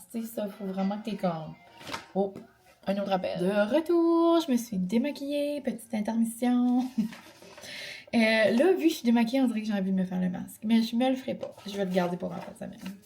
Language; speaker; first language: French; native; French